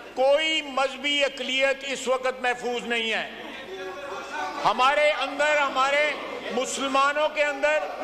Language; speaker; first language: Urdu; native; Urdu